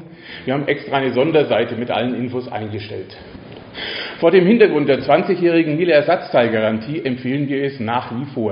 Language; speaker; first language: German; native; German